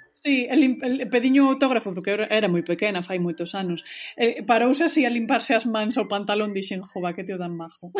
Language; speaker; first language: Galician; native; Galician